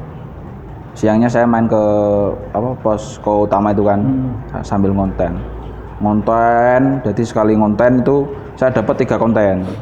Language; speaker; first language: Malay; non-native, local second language; Javanese